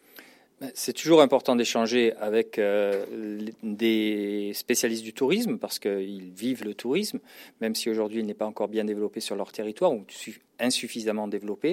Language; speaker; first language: French; native; French